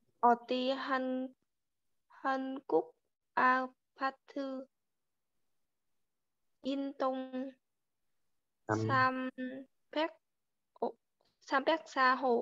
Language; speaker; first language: Korean; non-native, learner; Vietnamese